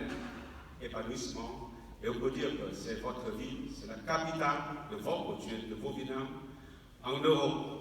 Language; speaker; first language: French; non-native, fluent; Vietnamese